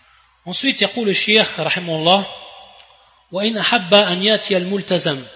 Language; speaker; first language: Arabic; non-native, fluent; French